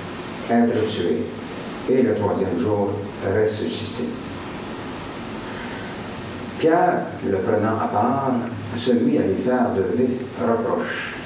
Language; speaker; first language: French; native; French